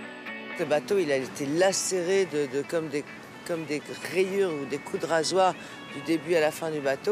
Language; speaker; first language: French; native; French